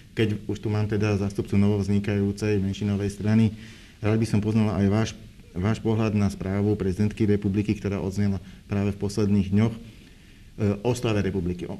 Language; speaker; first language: Slovak; native; Slovak